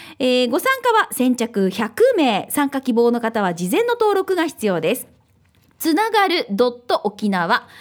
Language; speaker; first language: Japanese; native; Japanese